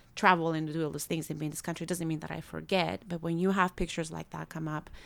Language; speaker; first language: English; early bilingual, other home language; Spanish